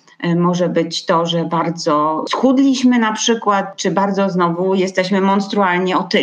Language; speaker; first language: Polish; native; Polish